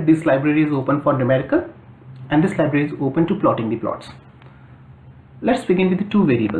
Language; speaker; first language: English; non-native, local second language; Hindi